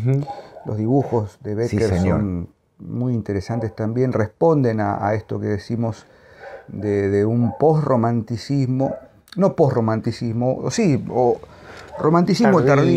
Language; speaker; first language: Spanish; native; Spanish